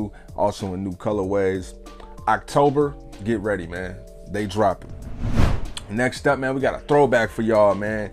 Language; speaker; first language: English; native; English